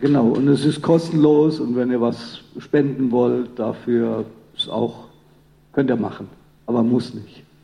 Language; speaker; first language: German; native; German